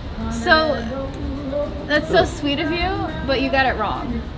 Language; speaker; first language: English; native; English